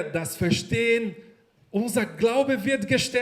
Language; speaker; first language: German; non-native, learner; Portuguese